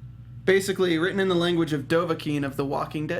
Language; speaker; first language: English; native; English